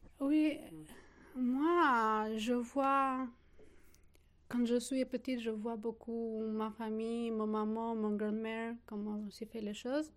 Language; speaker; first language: French; non-native, learner; Albanian